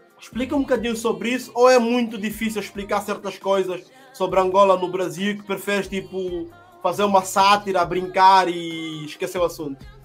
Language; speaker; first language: Portuguese; native; Portuguese